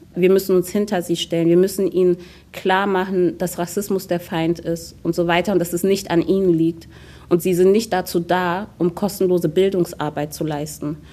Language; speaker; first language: German; early bilingual, other home language; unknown